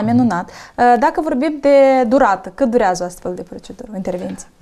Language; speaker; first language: Romanian; native; Romanian